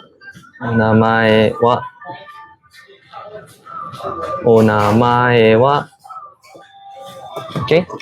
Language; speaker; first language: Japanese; non-native, fluent; Malay